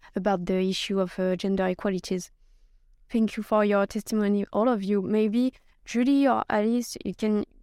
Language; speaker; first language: English; non-native, fluent; Norwegian